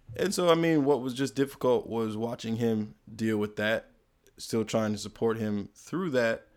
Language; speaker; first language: English; native; English